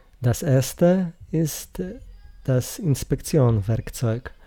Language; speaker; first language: German; non-native, learner; Polish